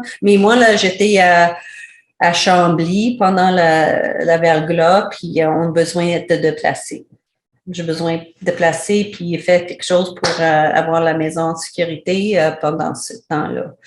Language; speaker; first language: French; non-native, learner; English